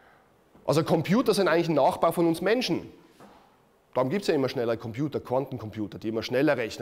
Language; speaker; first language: German; native; German